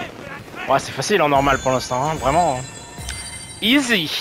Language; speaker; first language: French; native; French